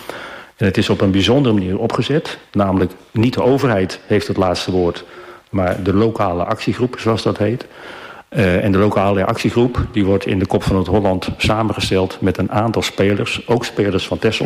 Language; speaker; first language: Dutch; native; Dutch